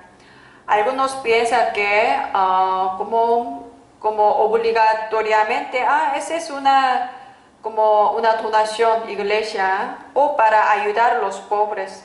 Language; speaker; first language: Spanish; non-native, fluent; Korean